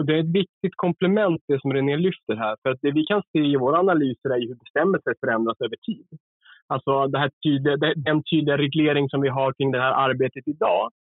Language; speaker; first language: Swedish; native; Swedish